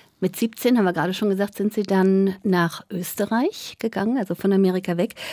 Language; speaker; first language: German; native; German